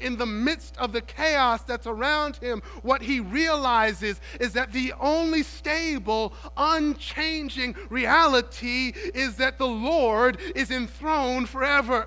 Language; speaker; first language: English; native; English